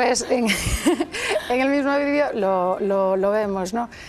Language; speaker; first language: Spanish; native; Spanish